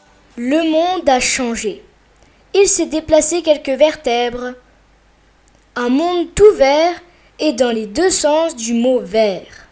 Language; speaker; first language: French; native; French